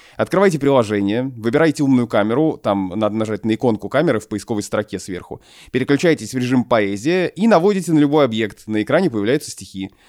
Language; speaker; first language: Russian; native; Russian